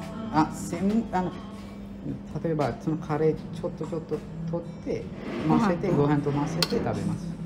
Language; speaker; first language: Japanese; non-native, fluent; Sinhala